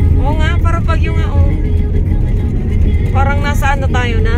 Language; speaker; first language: Filipino; native; Filipino